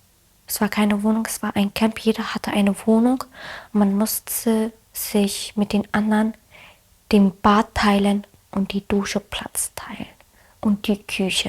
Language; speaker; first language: German; early bilingual, other home language; Arabic